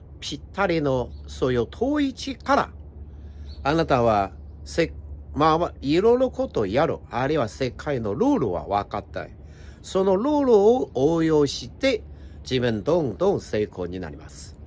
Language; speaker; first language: Japanese; non-native, fluent; Chinese